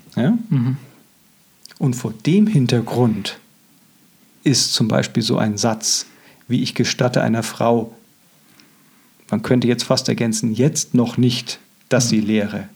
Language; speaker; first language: German; native; German